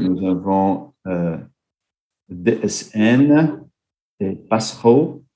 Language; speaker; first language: French; non-native, fluent; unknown